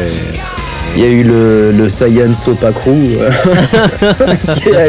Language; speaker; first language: French; native; French